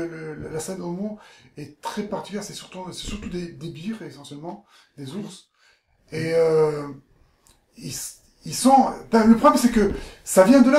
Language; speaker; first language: French; native; French